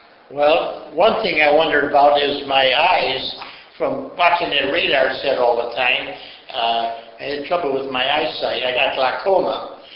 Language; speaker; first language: English; native; English